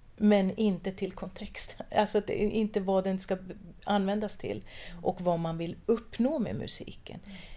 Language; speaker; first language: Swedish; native; Swedish